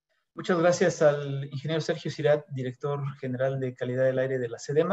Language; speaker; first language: Spanish; native; Spanish